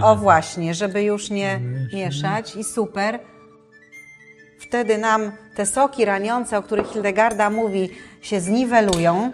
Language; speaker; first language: Polish; native; Polish